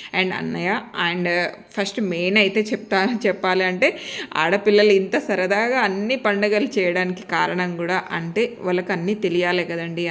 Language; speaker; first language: Telugu; non-native, local second language; Lambadi